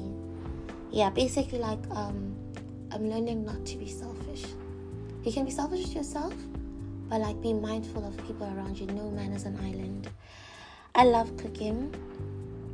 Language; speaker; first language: English; non-native, local second language; Tswana